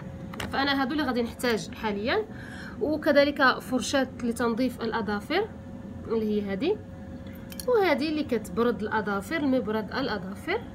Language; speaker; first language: Arabic; native; Arabic